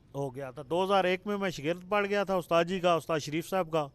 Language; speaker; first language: Urdu; non-native, local second language; Punjabi